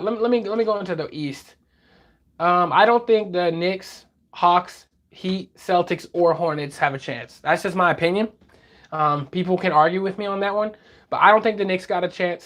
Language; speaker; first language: English; native; English